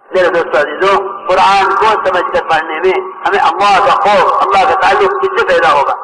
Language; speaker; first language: Urdu; native; Urdu